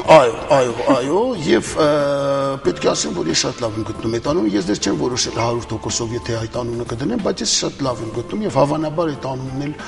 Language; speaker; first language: Armenian; early bilingual, heritage; Armenian